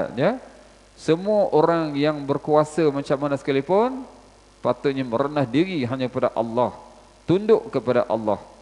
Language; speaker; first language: Malay; native; Malay